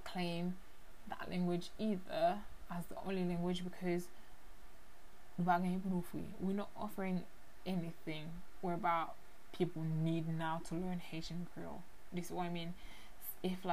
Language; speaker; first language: English; non-native, fluent; Haitian Creole